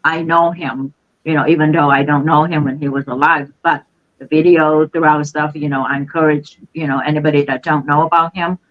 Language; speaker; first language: English; non-native, fluent; Khmer